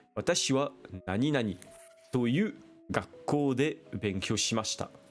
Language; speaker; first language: Japanese; non-native, learner; French